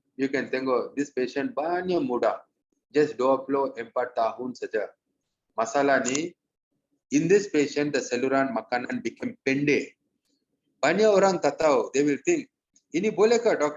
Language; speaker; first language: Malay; non-native, local second language; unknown